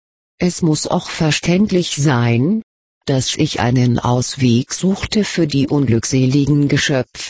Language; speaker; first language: German; native; German